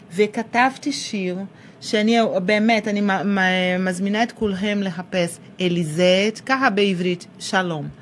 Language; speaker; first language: Hebrew; non-native, fluent; Portuguese